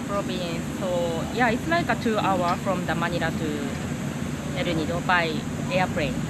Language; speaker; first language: English; non-native, learner; Japanese